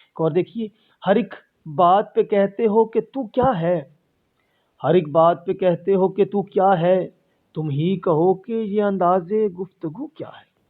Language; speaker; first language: Urdu; native; Urdu